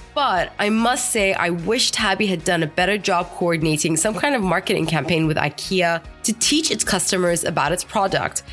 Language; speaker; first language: English; non-native, fluent; Arabic